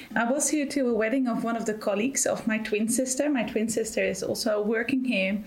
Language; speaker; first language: English; non-native, fluent; Dutch